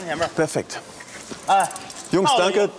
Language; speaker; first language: German; native; German